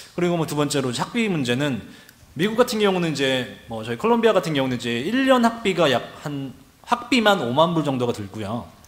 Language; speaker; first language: Korean; native; Korean